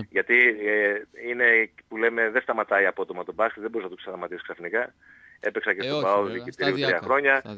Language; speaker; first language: Greek; native; Greek